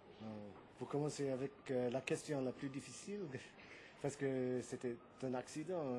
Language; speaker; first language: French; non-native, fluent; English